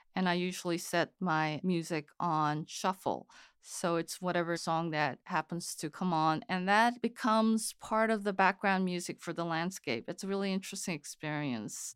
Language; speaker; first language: English; non-native, fluent; Korean